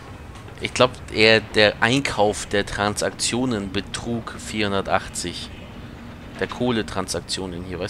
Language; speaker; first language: German; native; German